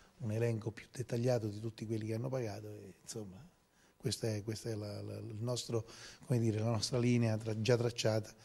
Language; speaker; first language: Italian; native; Italian